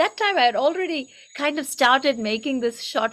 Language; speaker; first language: English; non-native, local second language; Tamil